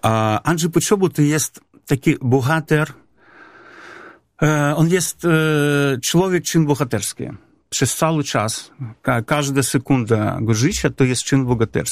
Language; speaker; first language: Polish; non-native, fluent; Belarusian